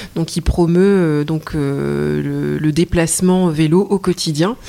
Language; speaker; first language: French; native; French